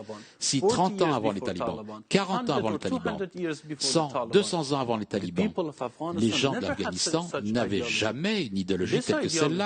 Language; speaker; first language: French; non-native, fluent; Persian